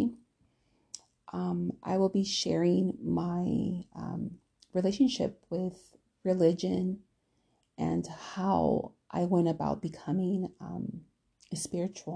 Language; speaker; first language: English; native; English